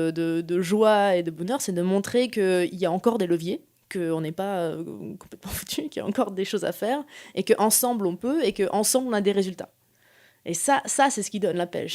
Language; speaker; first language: French; native; French